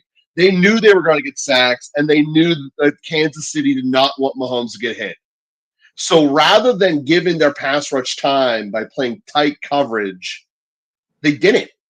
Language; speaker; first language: English; native; English